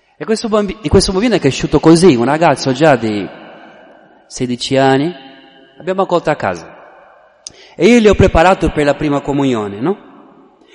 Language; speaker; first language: Italian; non-native, fluent; Portuguese